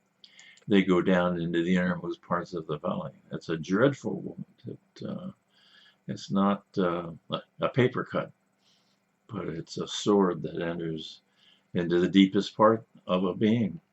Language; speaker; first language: English; native; English